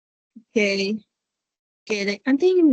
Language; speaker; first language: English; non-native, learner; Indonesian